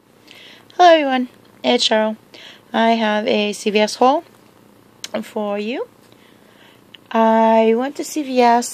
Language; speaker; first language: English; native; English